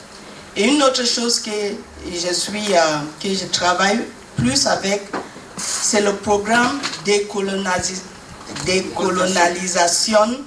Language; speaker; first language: French; non-native, fluent; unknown